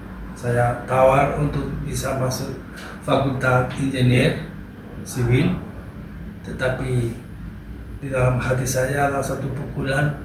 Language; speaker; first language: Indonesian; non-native, learner; Spanish